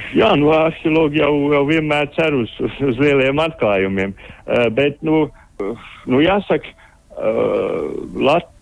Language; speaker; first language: Latvian; native; Latvian